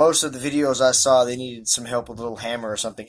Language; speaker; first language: English; native; English